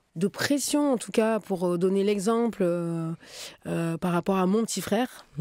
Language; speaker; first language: French; native; French